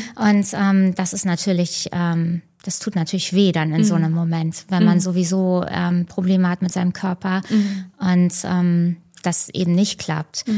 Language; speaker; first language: German; native; German